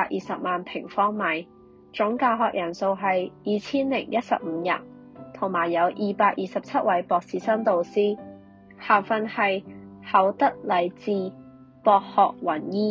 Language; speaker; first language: Chinese; non-native, local second language; Cantonese